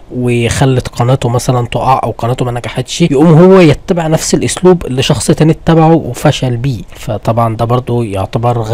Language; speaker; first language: Arabic; native; Arabic